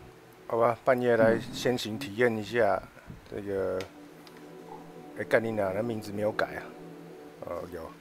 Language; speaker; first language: Chinese; native; Chinese